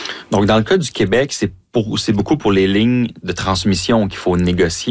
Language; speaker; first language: French; native; French